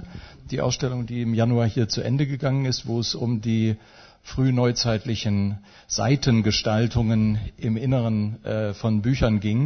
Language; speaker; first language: German; native; German